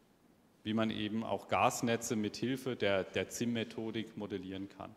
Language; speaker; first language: German; native; German